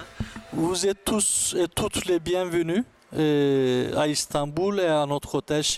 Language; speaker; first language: French; non-native, local second language; Arabic